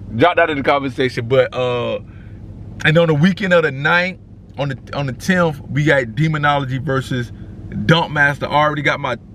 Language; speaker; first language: English; native; English